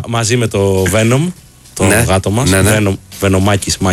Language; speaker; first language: Greek; native; Greek